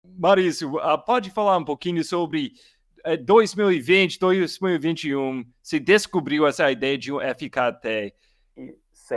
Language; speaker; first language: Portuguese; non-native, learner; English